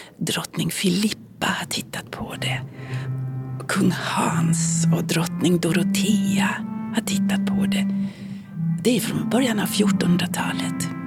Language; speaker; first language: Swedish; early bilingual, heritage; Swedish